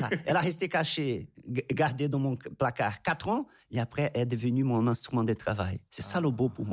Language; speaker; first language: French; non-native, fluent; Portuguese